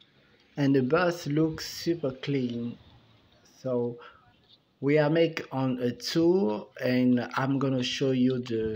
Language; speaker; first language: English; non-native, fluent; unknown